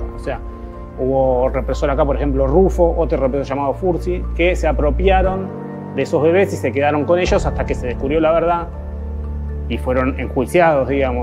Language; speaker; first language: Spanish; native; Spanish